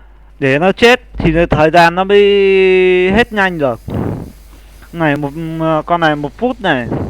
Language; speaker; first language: Vietnamese; native; Vietnamese